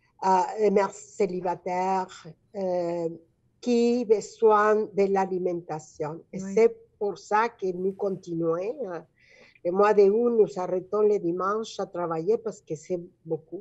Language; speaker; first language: French; non-native, fluent; Spanish